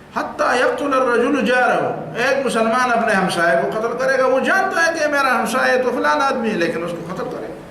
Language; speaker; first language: Urdu; non-native, local second language; Pashto